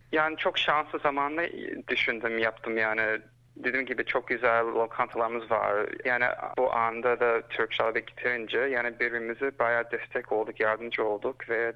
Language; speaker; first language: Turkish; early bilingual, heritage; Turkish